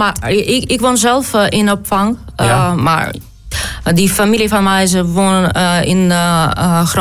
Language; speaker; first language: Dutch; non-native, learner; Ukrainian